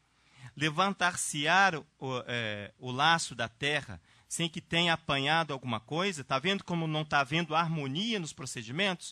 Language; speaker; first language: Portuguese; native; Portuguese